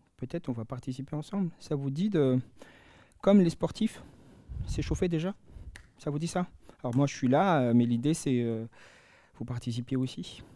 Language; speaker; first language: French; non-native, local second language; Malagasy